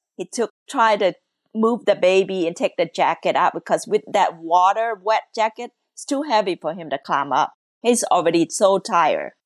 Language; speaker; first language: English; early bilingual, other home language; Lao